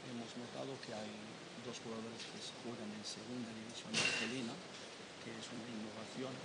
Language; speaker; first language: Spanish; non-native, fluent; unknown